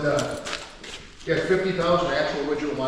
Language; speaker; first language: English; native; English